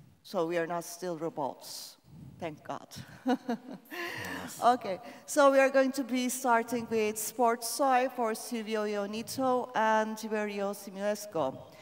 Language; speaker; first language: English; non-native, fluent; Turkish